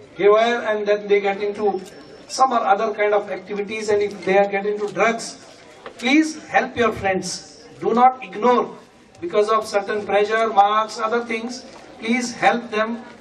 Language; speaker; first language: English; non-native, local second language; Telugu